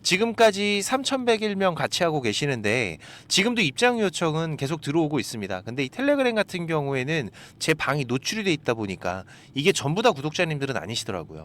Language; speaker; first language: Korean; native; Korean